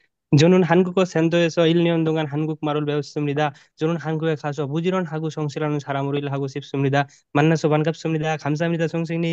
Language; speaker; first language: Korean; non-native, learner; Bangla